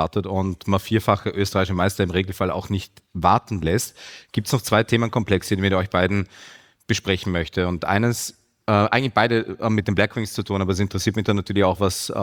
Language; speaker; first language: German; native; German